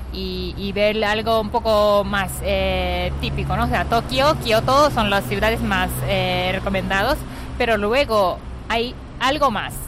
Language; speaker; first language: Spanish; non-native, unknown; Japanese